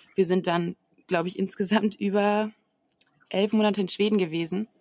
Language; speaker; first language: German; native; German